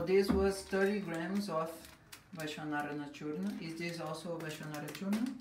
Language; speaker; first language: English; non-native, fluent; Portuguese